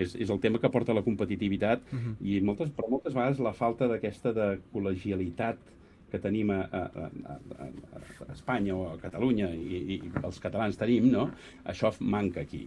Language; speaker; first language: Catalan; native; Catalan